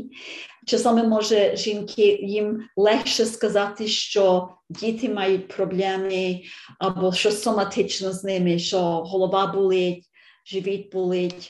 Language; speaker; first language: Ukrainian; early bilingual, heritage; Ukrainian